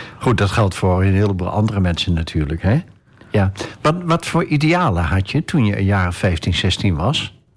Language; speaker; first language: Dutch; native; Dutch